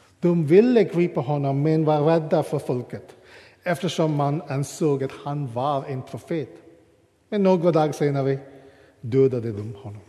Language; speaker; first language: Swedish; non-native, fluent; English